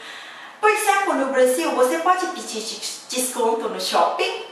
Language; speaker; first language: Portuguese; non-native, learner; Thai